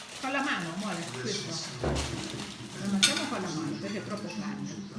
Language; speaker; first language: Italian; non-native, learner; Thai